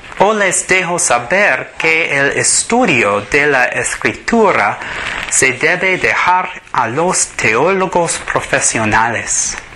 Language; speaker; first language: Spanish; non-native, learner; English